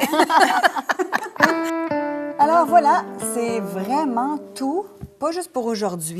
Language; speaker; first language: French; native; French